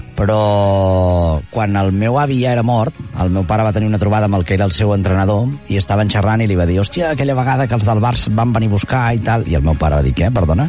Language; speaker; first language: Catalan; native; Catalan